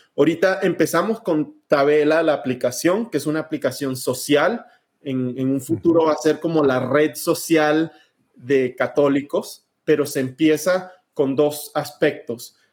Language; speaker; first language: Spanish; native; Spanish